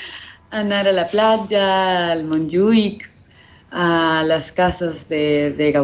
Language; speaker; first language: Catalan; non-native, learner; Spanish